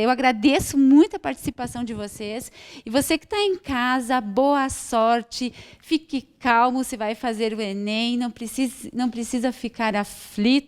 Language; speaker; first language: Portuguese; native; Portuguese